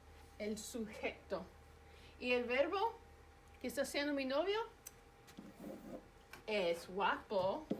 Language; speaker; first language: Spanish; non-native, fluent; English